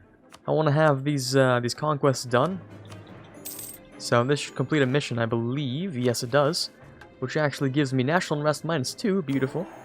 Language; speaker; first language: English; native; English